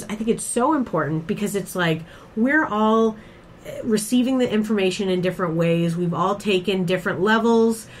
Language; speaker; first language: English; native; English